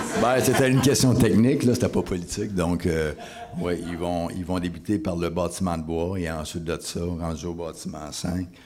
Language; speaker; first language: French; native; French